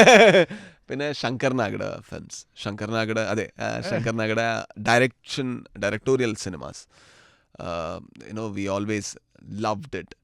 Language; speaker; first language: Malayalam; non-native, learner; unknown